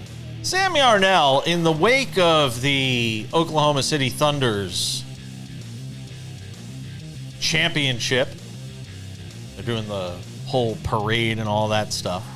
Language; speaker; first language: English; native; English